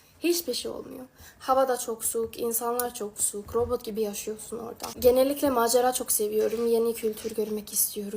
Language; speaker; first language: Turkish; non-native, fluent; Swedish